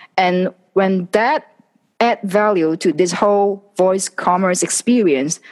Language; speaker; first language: English; non-native, local second language; Cantonese